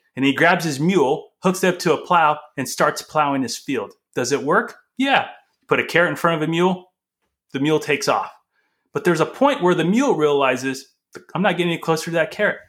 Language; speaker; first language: English; early bilingual, other home language; Portuguese